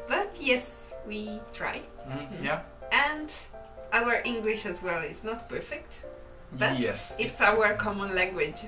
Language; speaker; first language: English; non-native, fluent; Italian